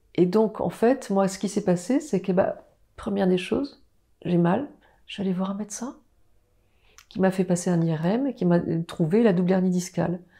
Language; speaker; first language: French; native; French